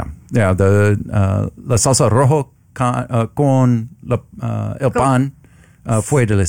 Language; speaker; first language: Spanish; non-native, learner; English